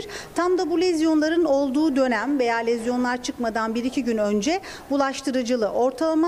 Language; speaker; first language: Turkish; native; Turkish